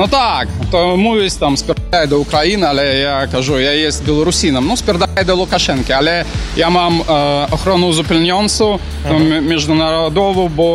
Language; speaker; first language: Polish; non-native, learner; Belarusian